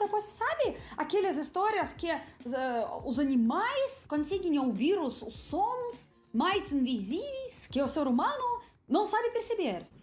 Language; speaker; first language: Portuguese; non-native, fluent; Russian